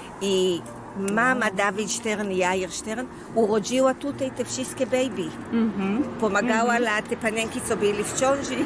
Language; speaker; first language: Polish; early bilingual, heritage; Hebrew